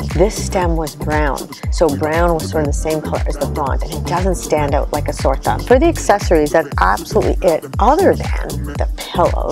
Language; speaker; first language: English; native; English